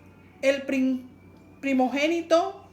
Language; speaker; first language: Spanish; native; Spanish